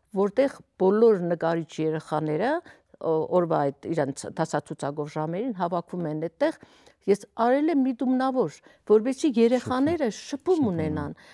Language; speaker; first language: Armenian; native; Armenian